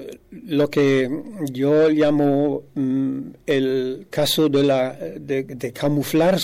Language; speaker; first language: Spanish; non-native, fluent; German